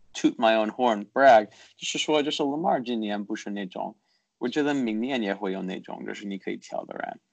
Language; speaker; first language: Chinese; early bilingual, heritage; Chinese